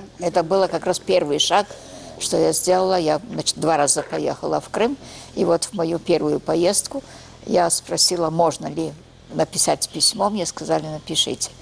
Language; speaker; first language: Russian; early bilingual, heritage; Russian